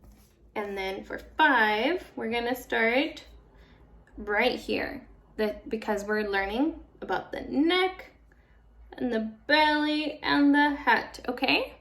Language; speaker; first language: English; native; English